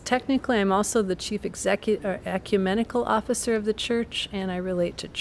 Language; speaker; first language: English; native; English